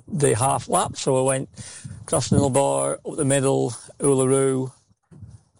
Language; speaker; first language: English; native; English